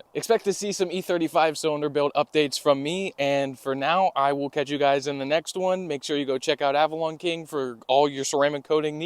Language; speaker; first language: English; native; English